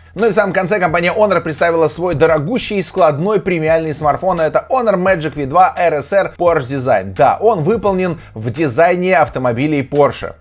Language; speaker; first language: Russian; native; Russian